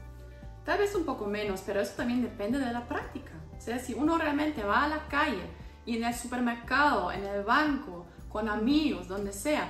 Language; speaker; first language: Spanish; non-native, fluent; German